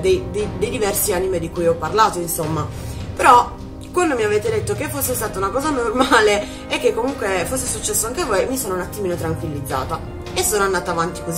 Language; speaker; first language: Italian; native; Italian